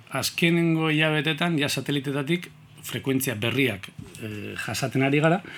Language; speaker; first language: Basque; native; Basque